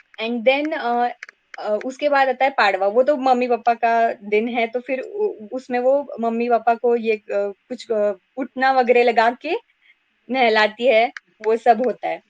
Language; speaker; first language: Hindi; non-native, local second language; Marathi